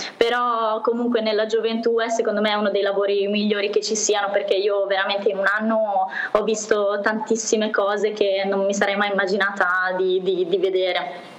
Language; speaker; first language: Italian; native; Italian